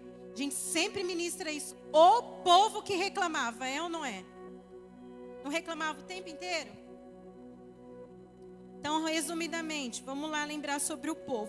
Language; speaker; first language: Portuguese; native; Portuguese